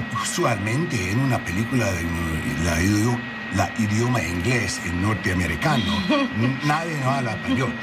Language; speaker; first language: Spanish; non-native, learner; English